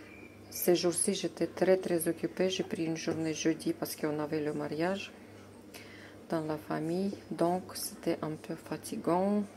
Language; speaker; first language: French; non-native, fluent; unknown